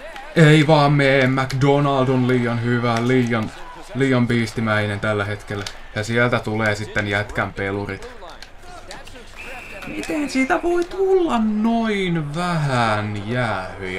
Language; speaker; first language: Finnish; native; Finnish